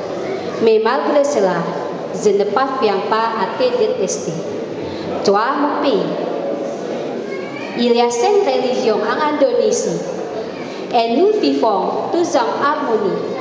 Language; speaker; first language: French; non-native, learner; Indonesian